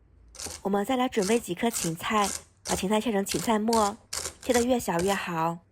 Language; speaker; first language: Chinese; native; Chinese